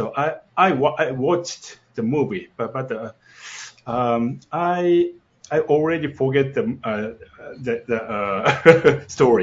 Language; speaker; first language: English; non-native, learner; Japanese